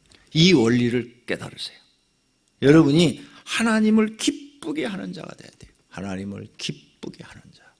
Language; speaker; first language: Korean; native; Korean